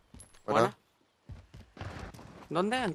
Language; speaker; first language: Spanish; native; Spanish